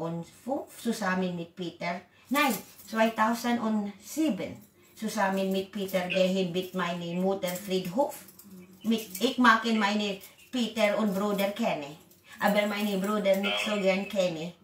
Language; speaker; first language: German; non-native, learner; Waray